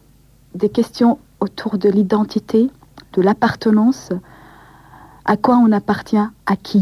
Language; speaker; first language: French; non-native, local second language; Arabic